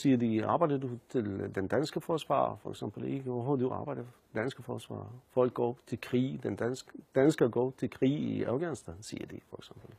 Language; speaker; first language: Danish; non-native, learner; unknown